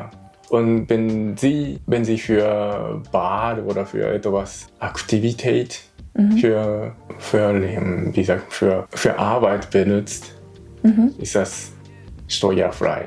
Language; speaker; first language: German; non-native, learner; Japanese